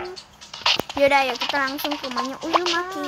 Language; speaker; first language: Indonesian; native; Indonesian